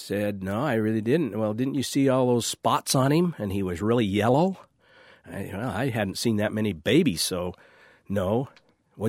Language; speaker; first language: English; native; English